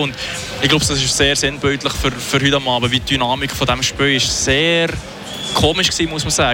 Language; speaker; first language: German; native; German